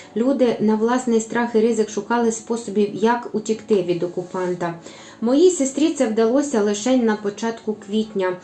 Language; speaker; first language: Ukrainian; native; Ukrainian